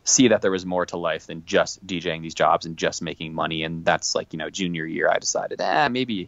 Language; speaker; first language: English; native; English